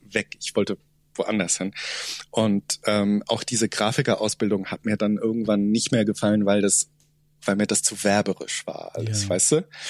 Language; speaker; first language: German; native; German